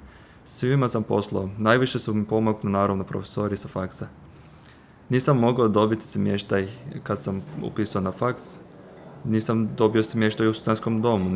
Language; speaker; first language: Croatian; non-native, fluent; Turkish